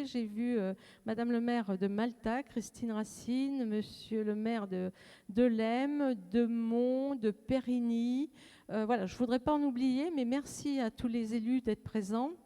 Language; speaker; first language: French; native; French